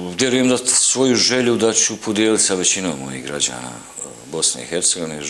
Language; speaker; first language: Bosnian; native; Bosnian